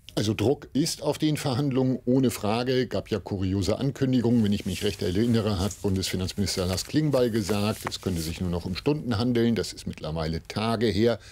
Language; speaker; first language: German; native; German